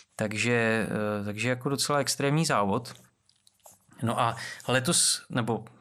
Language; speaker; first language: Czech; native; Czech